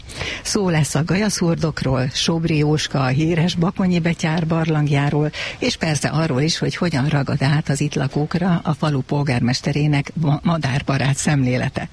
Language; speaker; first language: Hungarian; native; Hungarian